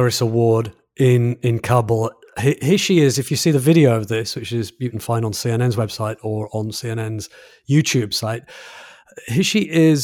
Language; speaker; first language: English; native; English